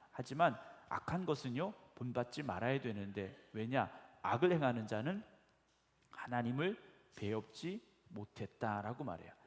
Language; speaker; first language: Korean; native; Korean